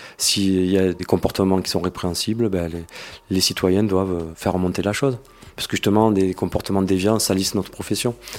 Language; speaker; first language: French; native; French